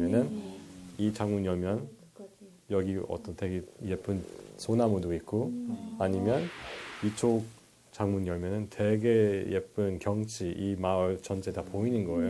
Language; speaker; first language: Korean; non-native, fluent; English